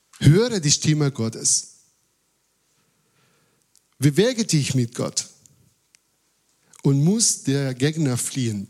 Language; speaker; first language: German; non-native, fluent; Spanish